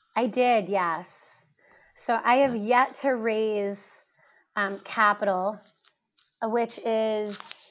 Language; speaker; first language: English; native; English